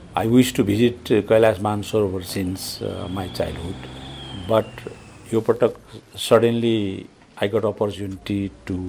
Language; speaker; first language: English; non-native, local second language; Nepali